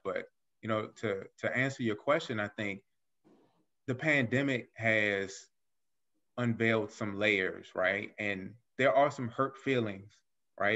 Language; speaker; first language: English; native; English